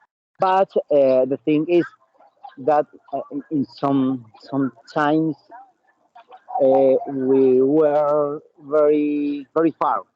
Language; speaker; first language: English; non-native, learner; Spanish